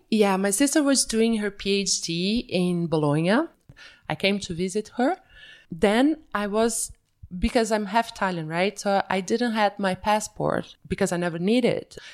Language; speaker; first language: English; early bilingual, other home language; Portuguese